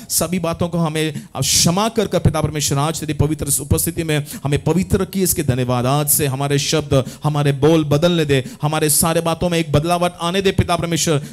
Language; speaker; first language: Hindi; non-native, local second language; Tamil